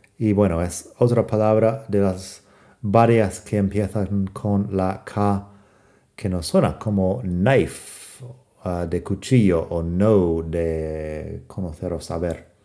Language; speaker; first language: Spanish; non-native, fluent; English